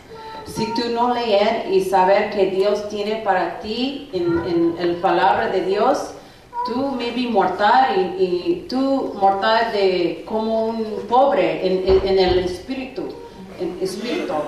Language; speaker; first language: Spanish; non-native, learner; English